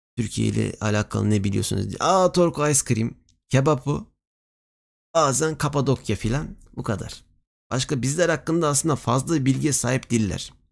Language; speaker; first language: Turkish; native; Turkish